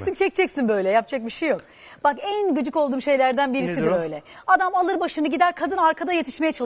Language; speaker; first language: Turkish; native; Turkish